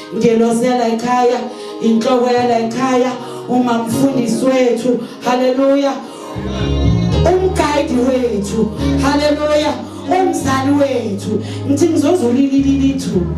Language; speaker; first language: Zulu; native; Zulu